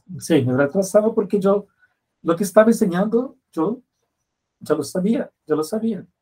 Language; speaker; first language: Spanish; non-native, fluent; Portuguese